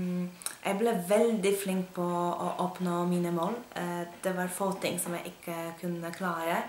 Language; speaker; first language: Norwegian; non-native, fluent; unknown